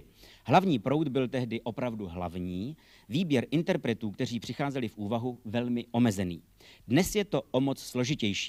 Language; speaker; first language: Czech; native; Czech